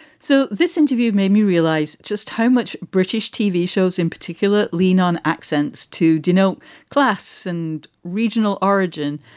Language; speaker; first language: English; native; English